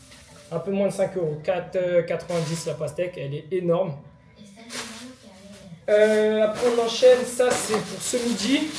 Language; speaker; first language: French; native; French